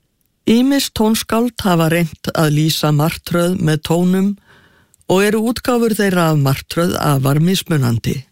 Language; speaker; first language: Icelandic; native; Icelandic